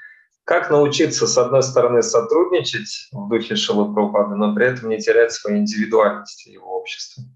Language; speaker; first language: Russian; native; Russian